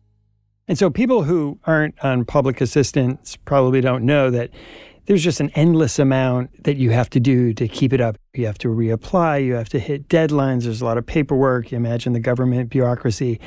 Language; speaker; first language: English; native; English